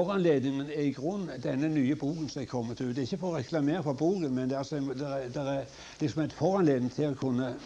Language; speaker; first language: Norwegian; native; Norwegian